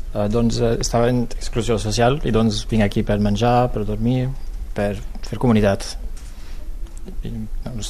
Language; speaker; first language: Catalan; non-native, local second language; Spanish